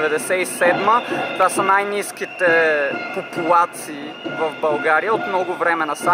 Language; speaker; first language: Bulgarian; native; Bulgarian